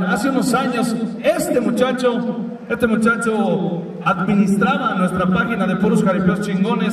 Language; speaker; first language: Spanish; native; Spanish